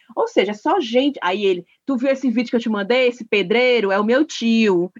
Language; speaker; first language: Portuguese; native; Portuguese